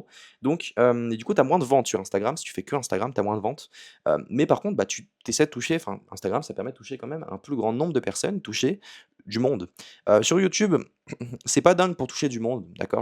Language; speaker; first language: French; native; French